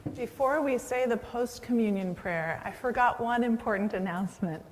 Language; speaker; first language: English; native; English